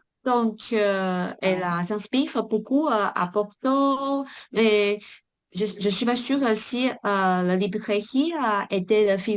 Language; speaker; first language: French; non-native, fluent; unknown